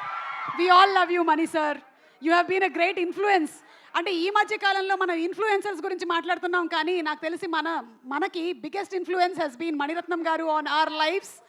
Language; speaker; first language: Telugu; native; Telugu